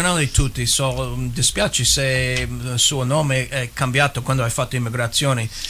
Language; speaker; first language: Italian; early bilingual, heritage; English